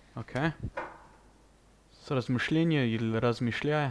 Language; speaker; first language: Russian; non-native, fluent; English